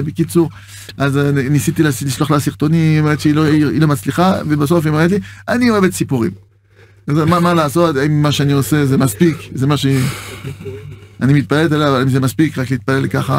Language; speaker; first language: Hebrew; non-native, fluent; French